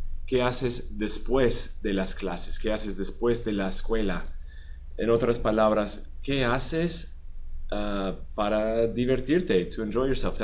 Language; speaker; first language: Spanish; non-native, fluent; English